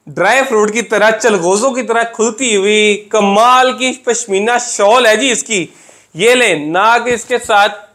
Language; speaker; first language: Urdu; non-native, local second language; Punjabi